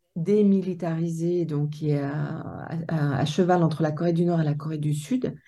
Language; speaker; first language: French; native; French